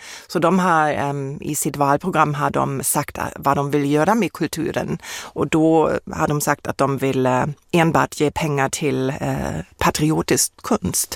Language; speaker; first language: Swedish; non-native, fluent; German